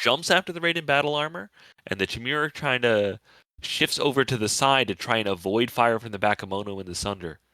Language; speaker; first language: English; native; English